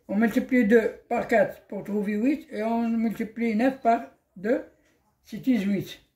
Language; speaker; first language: French; non-native, local second language; Arabic